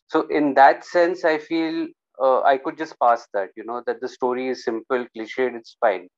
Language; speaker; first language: English; non-native, local second language; Hindi